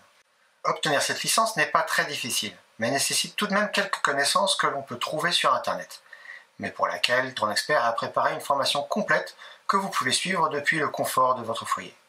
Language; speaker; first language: French; native; French